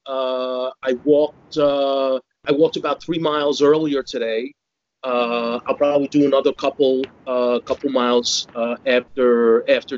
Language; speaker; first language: English; native; English